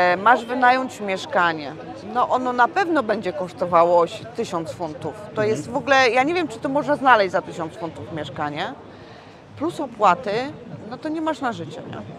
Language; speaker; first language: Polish; native; Polish